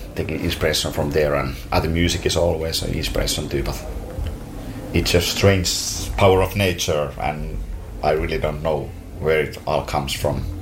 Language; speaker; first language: English; non-native, fluent; Finnish